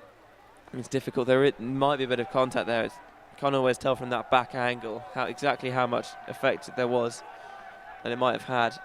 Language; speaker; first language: English; native; English